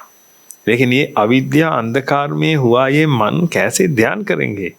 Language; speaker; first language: Hindi; non-native, fluent; Sinhala